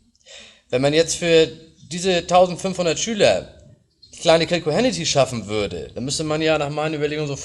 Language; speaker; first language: German; native; German